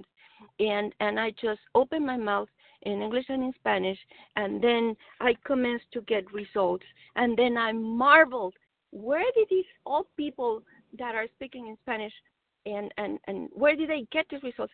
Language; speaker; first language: English; non-native, fluent; Spanish